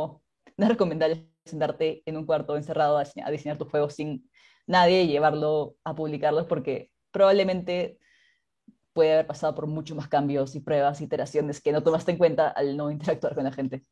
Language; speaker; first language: Spanish; native; Spanish